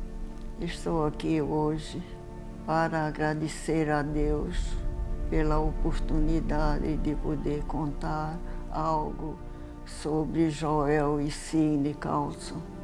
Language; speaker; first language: Portuguese; early bilingual, heritage; Portuguese